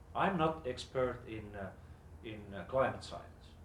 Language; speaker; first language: English; non-native, fluent; Finnish